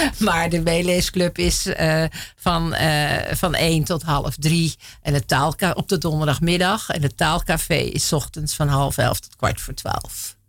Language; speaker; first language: Dutch; native; Dutch